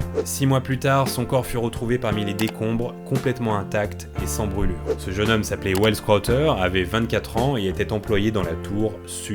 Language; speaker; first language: French; native; French